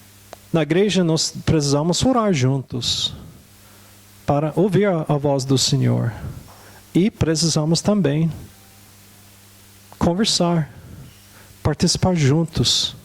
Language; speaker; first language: Portuguese; non-native, fluent; English